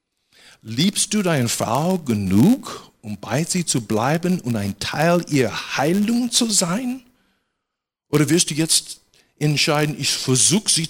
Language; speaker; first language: German; non-native, fluent; English